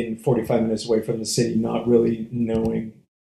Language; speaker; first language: English; native; English